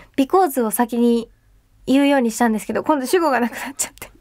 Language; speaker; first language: Japanese; native; Japanese